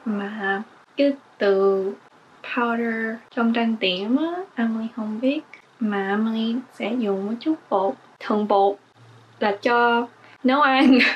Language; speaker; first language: Vietnamese; early bilingual, heritage; English